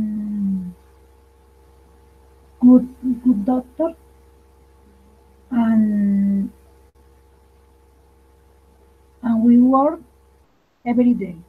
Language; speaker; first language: English; non-native, learner; Spanish